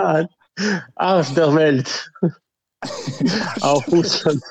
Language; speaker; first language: German; non-native, fluent; Russian